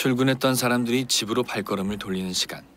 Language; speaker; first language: Korean; native; Korean